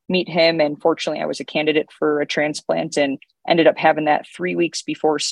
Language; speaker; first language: English; native; English